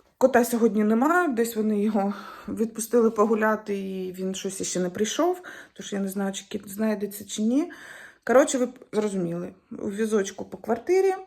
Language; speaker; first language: Ukrainian; native; Ukrainian